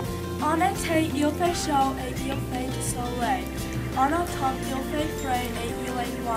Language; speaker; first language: French; non-native, learner; English